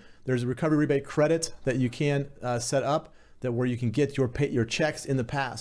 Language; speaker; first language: English; native; English